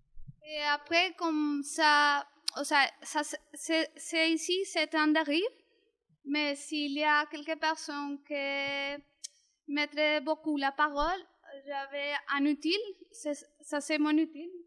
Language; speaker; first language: French; non-native, learner; Spanish